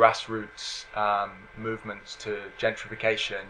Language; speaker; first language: English; native; English